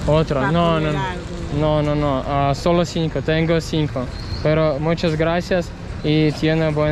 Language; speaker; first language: Spanish; non-native, learner; Russian